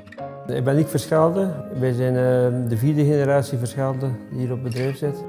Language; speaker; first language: Dutch; native; Dutch